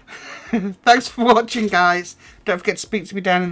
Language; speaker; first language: English; native; English